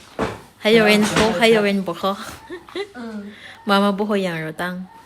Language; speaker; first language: Chinese; non-native, learner; Filipino